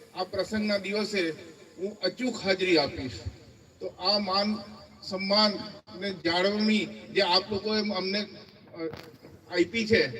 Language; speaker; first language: Gujarati; native; Gujarati